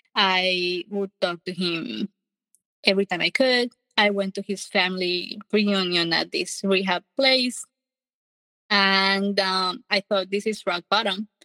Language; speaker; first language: English; non-native, fluent; Spanish